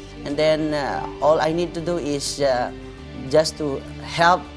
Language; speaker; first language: English; non-native, local second language; Cebuano